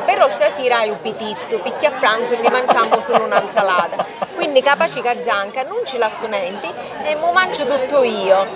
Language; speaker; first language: Italian; native; Italian